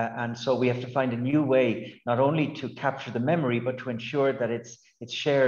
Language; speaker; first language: English; native; English